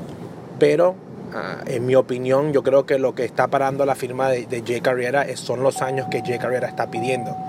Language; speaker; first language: Spanish; early bilingual, heritage; Spanish